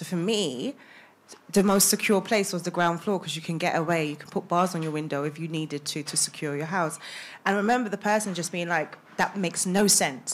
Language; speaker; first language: English; native; English